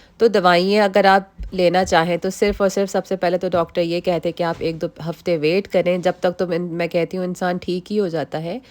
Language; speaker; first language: Urdu; native; Urdu